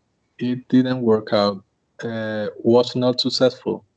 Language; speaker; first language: English; non-native, learner; Spanish